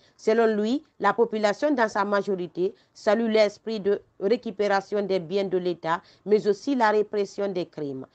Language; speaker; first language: French; non-native, local second language; Fula